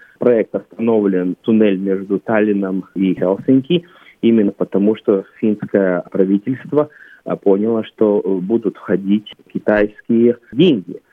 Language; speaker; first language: Russian; non-native, local second language; Latvian